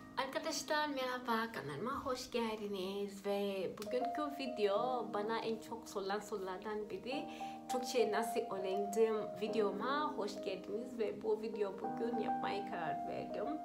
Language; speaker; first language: Turkish; non-native, fluent; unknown